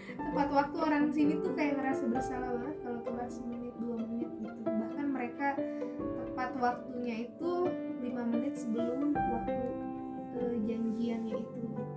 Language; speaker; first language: Indonesian; native; Indonesian